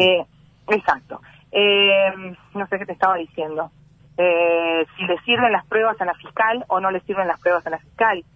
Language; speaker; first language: Spanish; native; Spanish